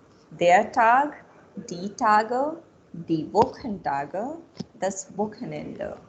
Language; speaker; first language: German; non-native, fluent; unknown